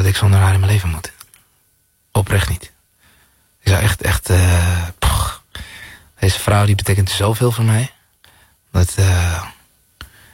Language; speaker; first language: Dutch; native; Dutch